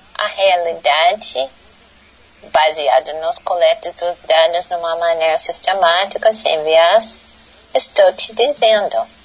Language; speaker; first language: Portuguese; non-native, fluent; English